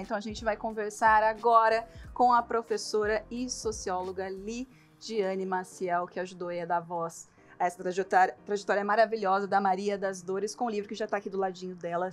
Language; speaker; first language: Portuguese; native; Portuguese